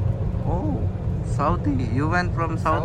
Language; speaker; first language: English; non-native, learner; Filipino